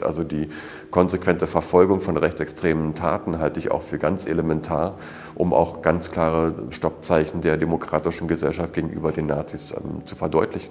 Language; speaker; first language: German; native; German